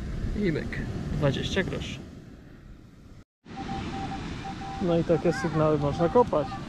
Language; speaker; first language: Polish; native; Polish